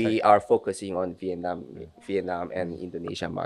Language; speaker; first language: English; non-native, fluent; Korean